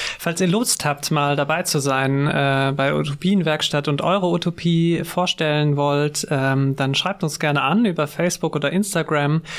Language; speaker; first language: German; native; German